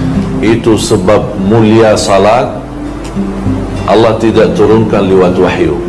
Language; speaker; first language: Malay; non-native, fluent; Arabic